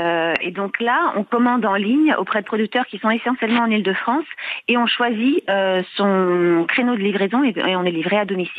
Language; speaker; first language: French; native; French